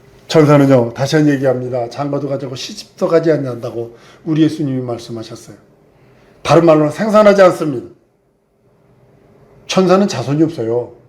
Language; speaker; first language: Korean; native; Korean